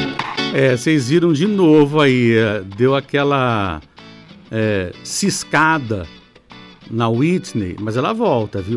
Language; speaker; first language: Portuguese; native; Portuguese